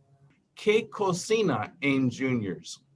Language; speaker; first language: Spanish; non-native, fluent; English